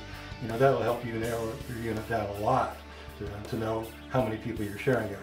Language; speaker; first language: English; native; English